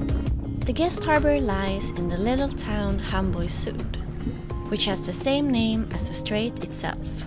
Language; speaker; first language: English; non-native, fluent; Swedish